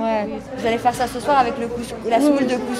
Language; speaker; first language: French; native; French